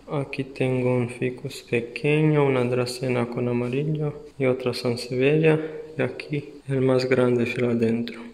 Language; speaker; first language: Spanish; non-native, learner; Serbian